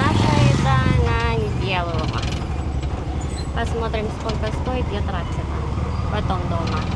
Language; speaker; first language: Russian; non-native, learner; Filipino